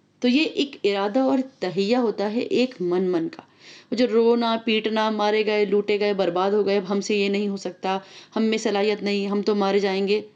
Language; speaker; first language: Urdu; non-native, local second language; Punjabi